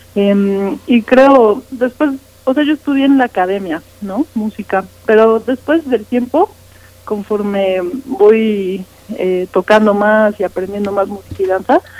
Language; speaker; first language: Spanish; native; Spanish